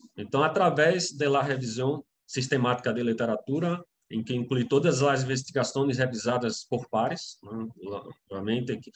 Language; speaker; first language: Spanish; non-native, learner; Portuguese